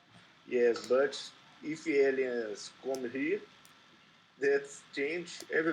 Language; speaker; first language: English; non-native, learner; Portuguese